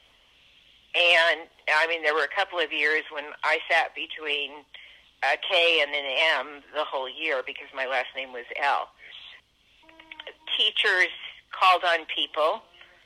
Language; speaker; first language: English; native; English